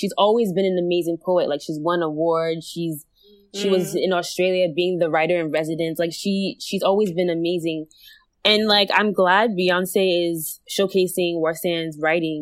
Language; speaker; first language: English; non-native, local second language; Akan